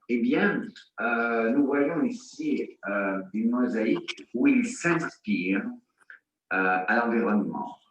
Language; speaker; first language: French; non-native, fluent; Italian